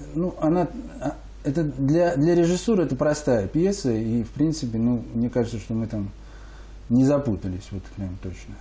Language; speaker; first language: Russian; native; Russian